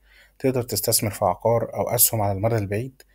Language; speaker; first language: Arabic; native; Arabic